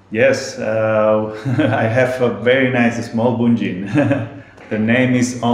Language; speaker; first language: English; non-native, learner; Spanish